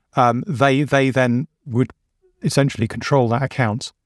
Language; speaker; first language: English; native; English